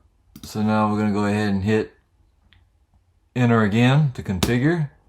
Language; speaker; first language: English; native; English